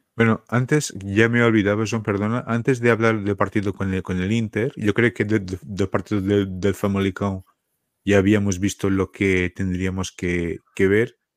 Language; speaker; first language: Spanish; non-native, fluent; Portuguese